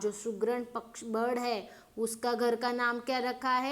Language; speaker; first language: Hindi; non-native, local second language; Marathi